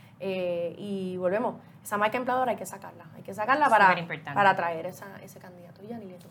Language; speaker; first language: Spanish; native; Spanish